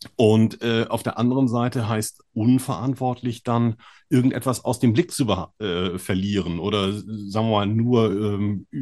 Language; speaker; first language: German; native; German